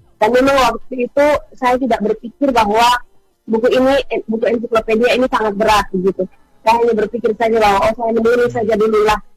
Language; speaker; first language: Indonesian; native; Indonesian